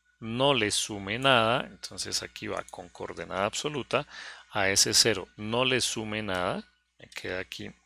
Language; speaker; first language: Spanish; native; Spanish